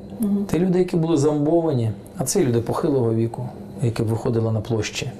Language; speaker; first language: Ukrainian; non-native, local second language; Russian